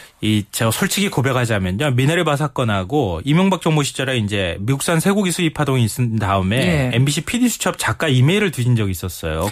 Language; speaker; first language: Korean; native; Korean